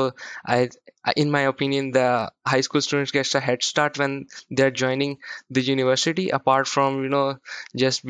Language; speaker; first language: English; non-native, local second language; Urdu